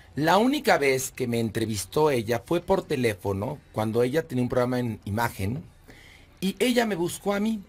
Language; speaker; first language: Spanish; native; Spanish